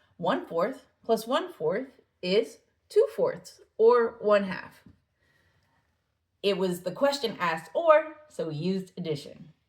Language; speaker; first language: English; native; English